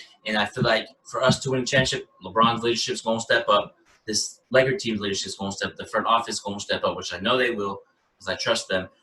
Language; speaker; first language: English; native; English